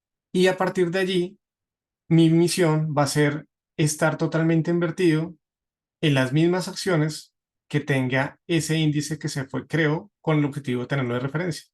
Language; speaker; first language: Spanish; native; Spanish